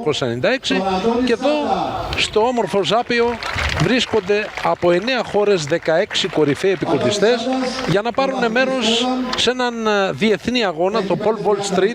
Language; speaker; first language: Greek; native; Greek